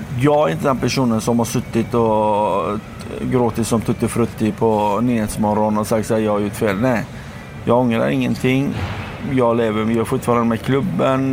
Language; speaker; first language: Swedish; early bilingual, other home language; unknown